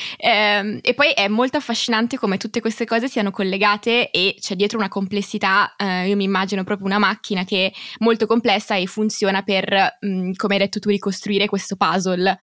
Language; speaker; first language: Italian; native; Italian